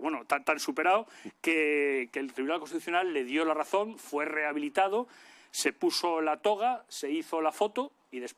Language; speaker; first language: Spanish; native; Spanish